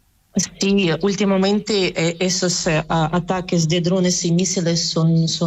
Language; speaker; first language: Spanish; non-native, fluent; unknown